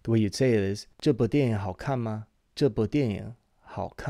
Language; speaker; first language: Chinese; non-native, fluent; English